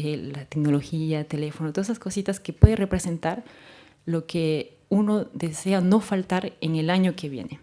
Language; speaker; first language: Spanish; native; Spanish